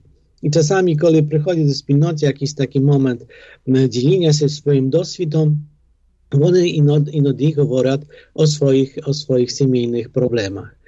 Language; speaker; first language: Polish; non-native, fluent; Ukrainian